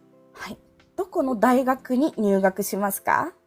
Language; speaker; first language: Japanese; non-native, fluent; Filipino